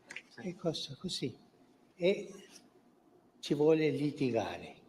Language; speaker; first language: Italian; non-native, fluent; Spanish